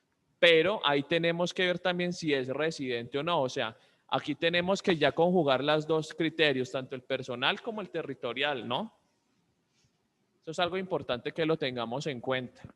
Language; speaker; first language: Spanish; native; Spanish